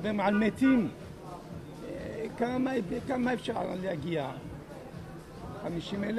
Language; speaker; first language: Hebrew; non-native, fluent; French